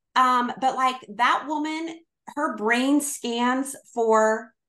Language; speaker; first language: English; native; English